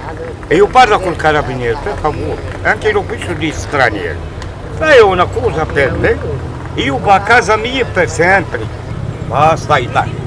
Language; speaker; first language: Italian; non-native, learner; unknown